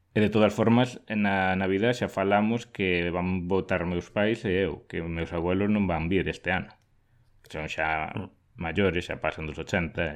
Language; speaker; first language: Galician; native; Galician